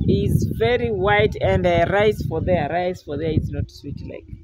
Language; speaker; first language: English; non-native, learner; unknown